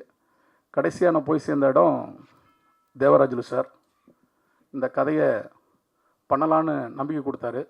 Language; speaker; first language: Tamil; native; Tamil